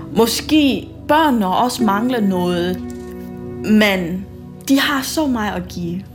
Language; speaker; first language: Danish; non-native, fluent; Malay